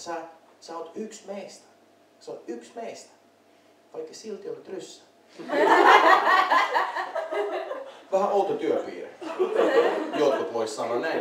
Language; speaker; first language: Finnish; non-native, fluent; Russian